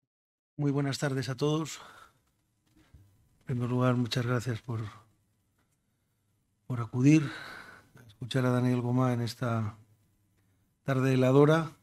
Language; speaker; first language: Spanish; native; Spanish